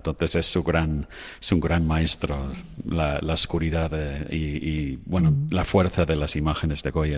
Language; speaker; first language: Spanish; non-native, fluent; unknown